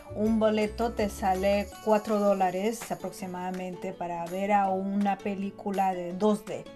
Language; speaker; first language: Spanish; non-native, fluent; Chinese